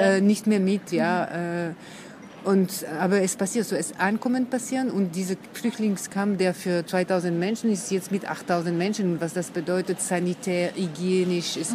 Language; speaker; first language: German; non-native, fluent; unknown